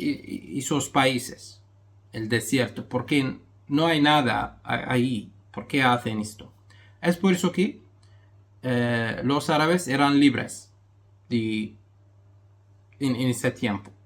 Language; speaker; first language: Spanish; non-native, fluent; Arabic